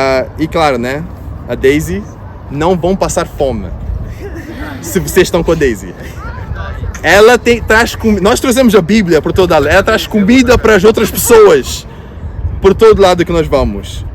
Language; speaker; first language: Portuguese; non-native, fluent; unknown